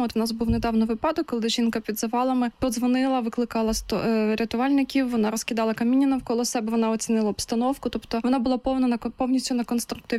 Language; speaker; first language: Ukrainian; native; Ukrainian